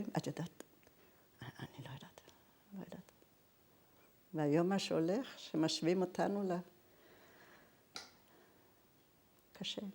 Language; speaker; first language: Hebrew; early bilingual, other home language; German